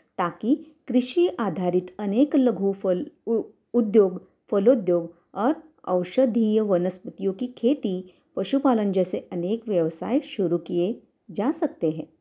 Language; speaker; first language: Hindi; non-native, local second language; Marathi